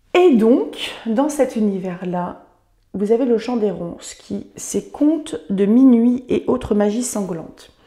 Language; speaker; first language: French; native; French